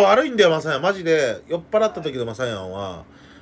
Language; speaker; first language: Japanese; native; Japanese